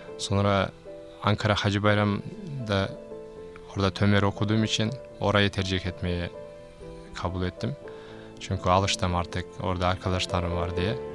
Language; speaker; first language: Turkish; non-native, learner; Kyrgyz